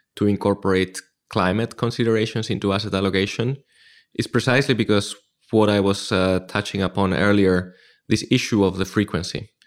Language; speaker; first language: English; non-native, fluent; Spanish